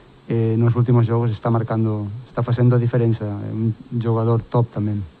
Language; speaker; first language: Portuguese; non-native, fluent; Spanish